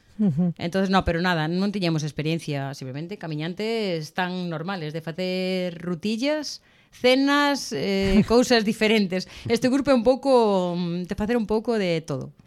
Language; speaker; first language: Galician; non-native, local second language; Spanish